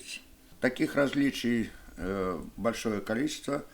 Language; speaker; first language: Russian; native; Russian